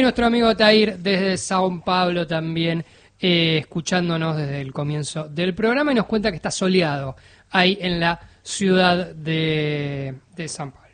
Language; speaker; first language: Spanish; native; Spanish